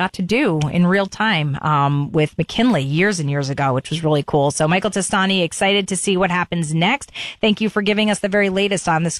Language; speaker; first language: English; native; English